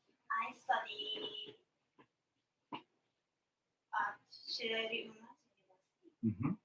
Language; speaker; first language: English; non-native, learner; Japanese